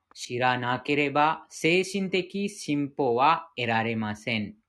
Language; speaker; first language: Japanese; non-native, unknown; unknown